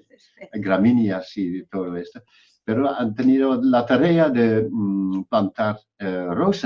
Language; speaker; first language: Spanish; non-native, fluent; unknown